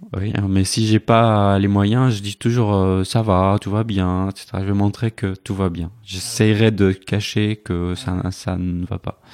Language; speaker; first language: French; non-native, fluent; Arabic